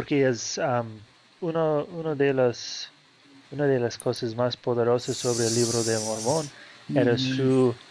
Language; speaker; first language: Spanish; non-native, fluent; Portuguese